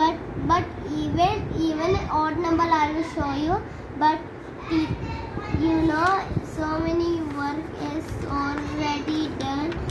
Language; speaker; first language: English; non-native, learner; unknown